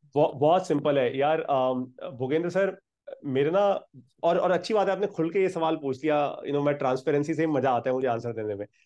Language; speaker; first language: Hindi; native; Hindi